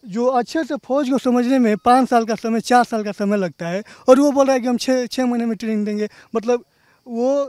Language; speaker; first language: Hindi; native; Hindi